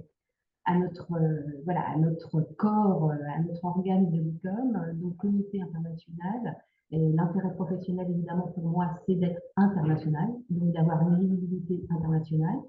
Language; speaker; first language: French; native; French